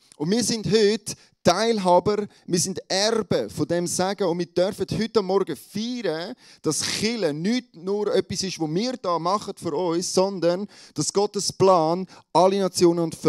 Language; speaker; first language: German; native; German